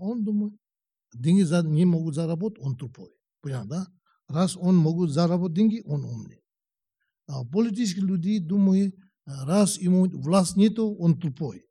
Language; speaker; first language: Russian; non-native, learner; Tibetan